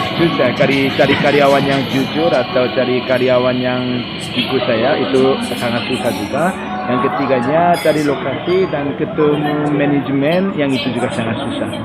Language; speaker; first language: Indonesian; non-native, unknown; Korean